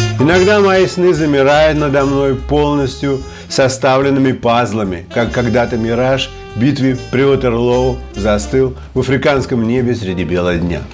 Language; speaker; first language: Russian; native; Russian